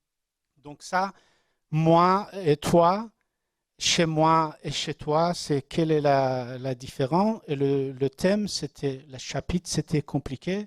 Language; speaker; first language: French; non-native, learner; Persian